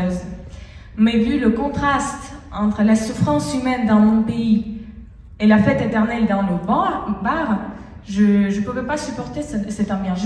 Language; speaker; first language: French; non-native, fluent; Russian